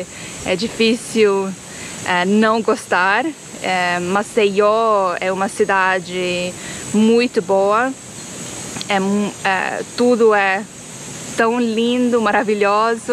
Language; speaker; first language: Portuguese; non-native, fluent; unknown